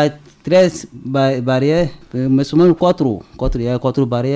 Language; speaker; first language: Spanish; non-native, learner; French